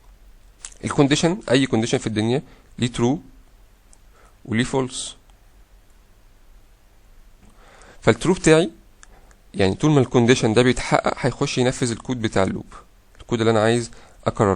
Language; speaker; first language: Arabic; native; Arabic